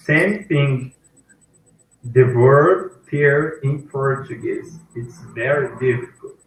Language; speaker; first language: English; non-native, learner; Portuguese